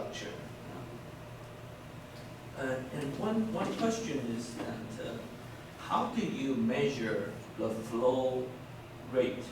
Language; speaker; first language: English; non-native, fluent; Chinese